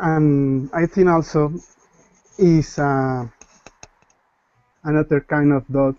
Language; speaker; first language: English; non-native, learner; Spanish